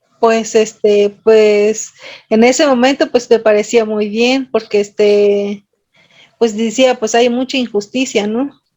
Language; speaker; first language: Spanish; non-native, local second language; Nahuatl languages